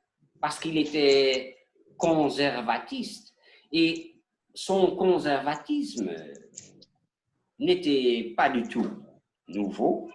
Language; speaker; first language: French; non-native, learner; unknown